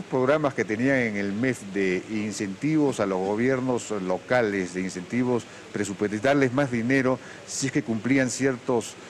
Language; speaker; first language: Spanish; native; Spanish